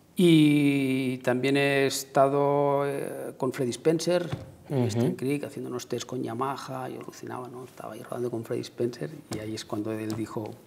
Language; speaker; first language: Spanish; native; Spanish